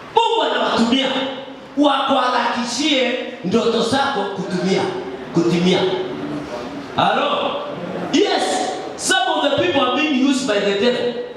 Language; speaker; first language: English; non-native, local second language; Swahili